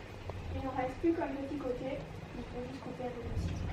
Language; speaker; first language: French; native; French